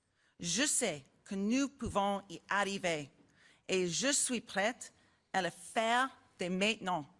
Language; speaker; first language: French; non-native, learner; English